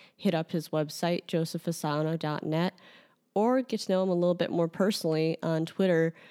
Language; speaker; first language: English; native; English